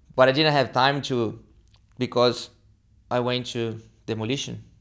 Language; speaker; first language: English; non-native, learner; Portuguese